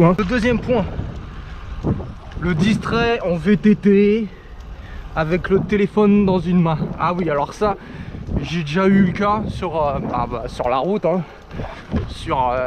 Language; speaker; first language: French; native; French